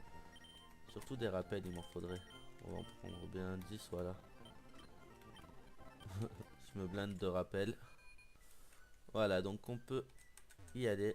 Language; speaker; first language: French; native; French